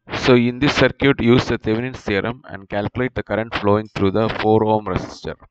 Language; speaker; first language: English; non-native, local second language; Malayalam